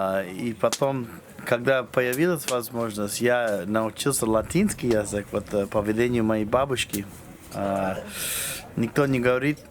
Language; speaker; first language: Russian; non-native, fluent; English